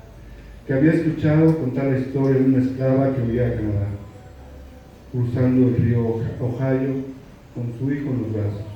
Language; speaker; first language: Spanish; native; Spanish